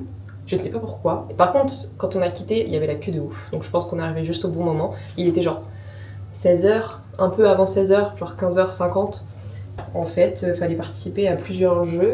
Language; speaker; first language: French; native; French